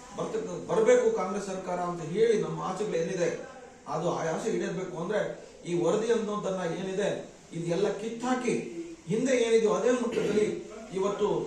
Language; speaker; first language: Kannada; non-native, local second language; Lambadi